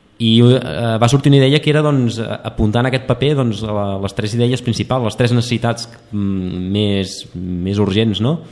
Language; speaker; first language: Catalan; native; Catalan